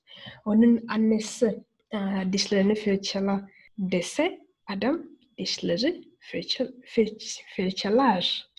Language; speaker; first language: Turkish; non-native, fluent; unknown